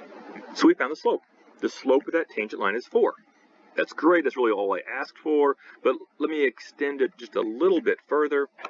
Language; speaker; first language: English; native; English